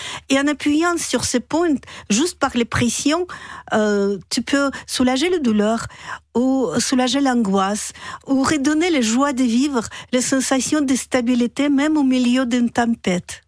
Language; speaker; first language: French; non-native, fluent; Russian